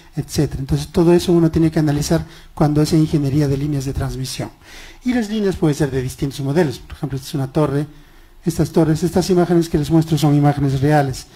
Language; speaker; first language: Spanish; non-native, local second language; Quechua